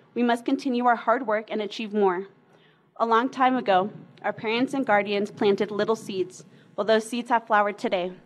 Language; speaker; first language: English; early bilingual, other home language; Spanish